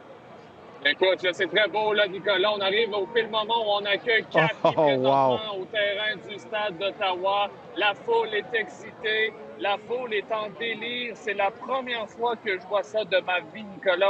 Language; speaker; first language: French; native; French